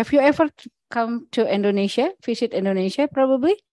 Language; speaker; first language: English; non-native, learner; Indonesian